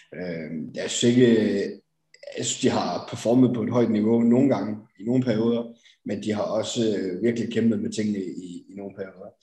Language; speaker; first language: Danish; native; Danish